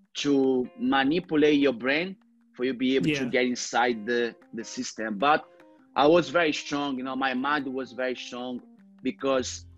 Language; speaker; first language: English; non-native, learner; Portuguese